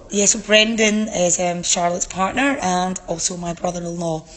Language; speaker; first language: English; native; English